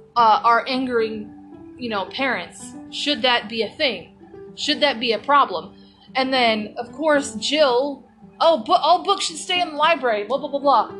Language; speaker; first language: English; native; English